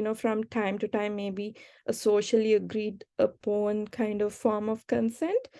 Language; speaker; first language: English; non-native, local second language; Sinhala